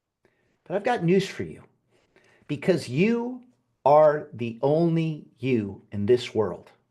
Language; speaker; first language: English; native; English